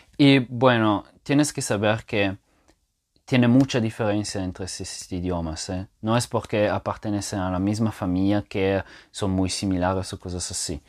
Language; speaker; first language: Spanish; non-native, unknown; French